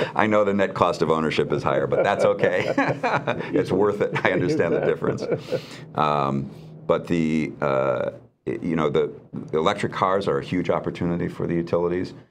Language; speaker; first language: English; native; English